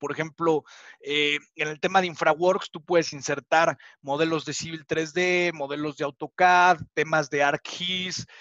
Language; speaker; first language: Spanish; native; Spanish